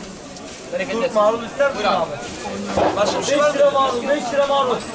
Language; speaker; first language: Turkish; native; Turkish